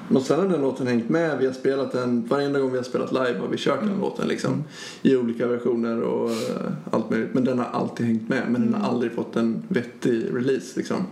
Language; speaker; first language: Swedish; native; Swedish